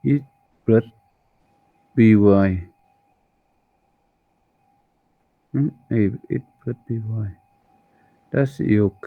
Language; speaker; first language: English; non-native, learner; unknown